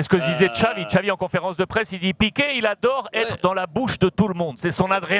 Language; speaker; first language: French; native; French